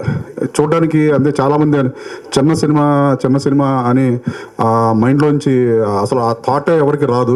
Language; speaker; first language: Telugu; native; Telugu